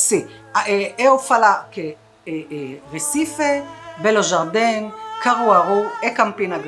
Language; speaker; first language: Portuguese; non-native, learner; Spanish